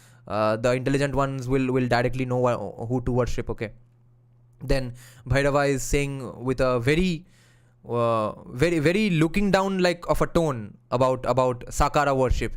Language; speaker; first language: English; non-native, local second language; Bangla